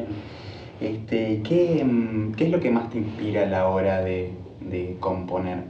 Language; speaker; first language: Spanish; native; Spanish